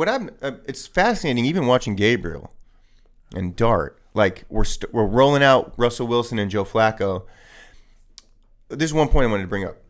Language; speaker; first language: English; native; English